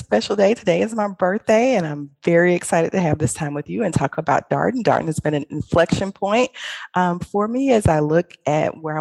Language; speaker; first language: English; native; English